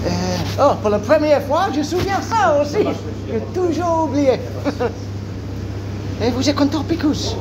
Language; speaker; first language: French; non-native, learner; English